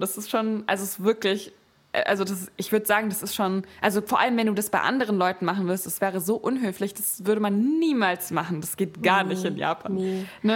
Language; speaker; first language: German; native; German